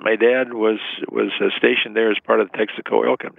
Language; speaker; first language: English; native; English